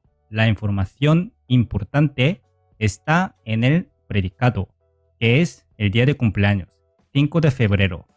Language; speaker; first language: Spanish; non-native, fluent; Korean